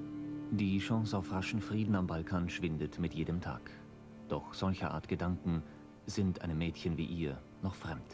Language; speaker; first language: German; native; German